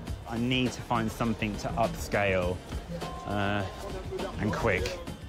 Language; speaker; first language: English; native; English